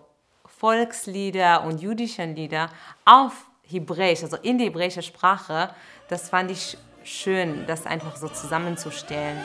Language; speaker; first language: German; non-native, fluent; Hebrew